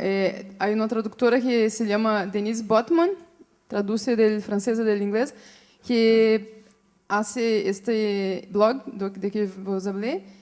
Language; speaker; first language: Spanish; non-native, fluent; Portuguese